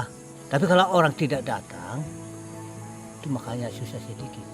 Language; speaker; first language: Indonesian; non-native, local second language; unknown